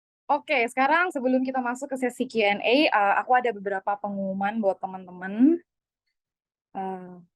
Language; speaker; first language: Indonesian; native; Indonesian